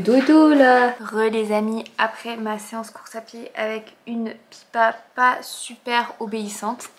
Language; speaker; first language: French; native; French